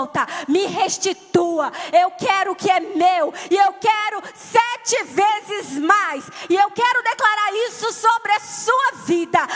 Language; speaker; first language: Portuguese; native; Portuguese